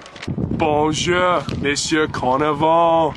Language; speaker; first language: French; non-native, learner; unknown